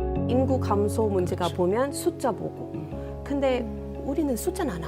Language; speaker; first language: Korean; non-native, fluent; English